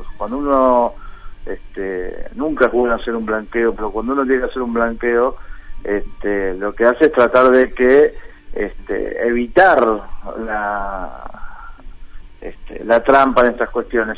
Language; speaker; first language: Spanish; native; Spanish